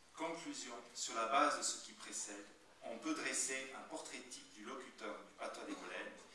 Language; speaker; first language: French; native; French